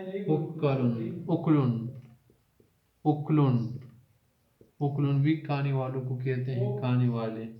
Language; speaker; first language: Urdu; native; Urdu